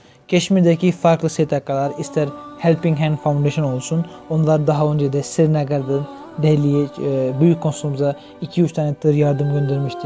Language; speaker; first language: Turkish; non-native, fluent; Kashmiri